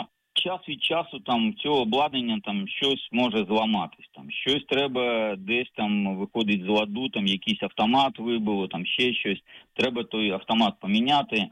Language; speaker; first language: Ukrainian; native; Ukrainian